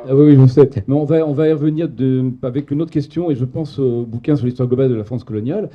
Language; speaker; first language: French; native; French